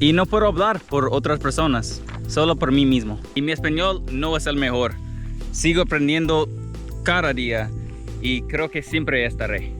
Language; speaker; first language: Spanish; non-native, fluent; English